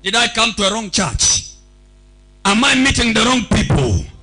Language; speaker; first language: English; non-native, local second language; Swahili